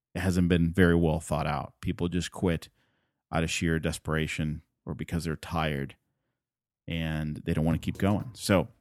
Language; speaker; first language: English; non-native, fluent; Spanish